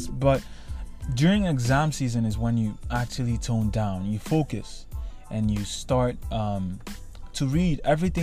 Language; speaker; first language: English; non-native, local second language; Igbo